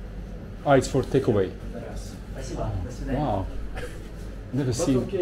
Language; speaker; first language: English; non-native, learner; Hungarian